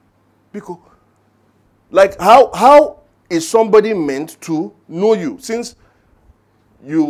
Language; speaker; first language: English; non-native, local second language; Yoruba